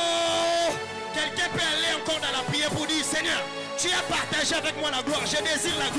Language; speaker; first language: French; non-native, local second language; Lingala